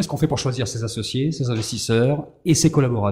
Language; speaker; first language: French; native; French